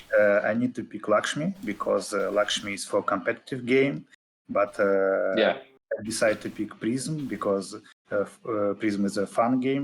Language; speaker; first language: English; non-native, fluent; Russian